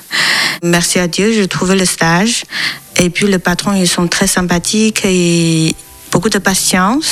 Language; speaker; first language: French; non-native, learner; Chinese